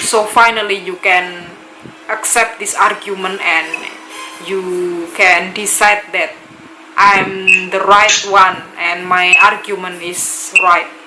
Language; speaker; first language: English; non-native, local second language; Indonesian